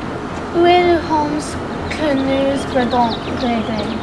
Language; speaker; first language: French; non-native, learner; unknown